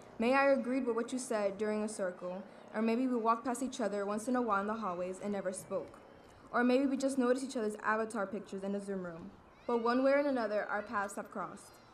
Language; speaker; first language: English; early bilingual, other home language; Spanish